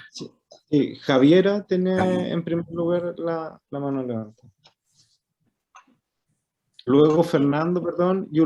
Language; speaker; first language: Spanish; native; Spanish